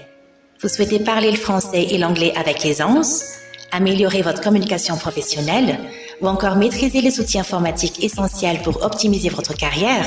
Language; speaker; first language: French; non-native, local second language; Malagasy